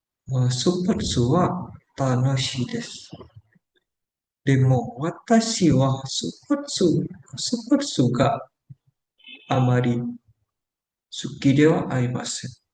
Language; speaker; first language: Japanese; non-native, learner; Indonesian